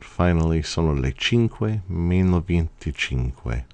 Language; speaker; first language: Italian; non-native, fluent; English